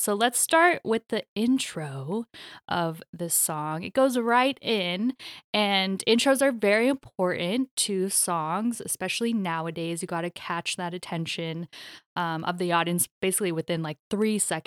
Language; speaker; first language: English; native; English